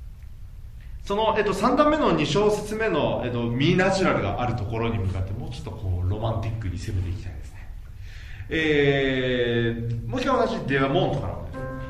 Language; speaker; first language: Japanese; native; Japanese